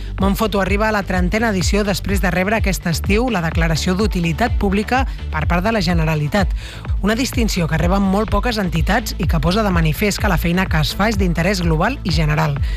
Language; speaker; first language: Catalan; native; Catalan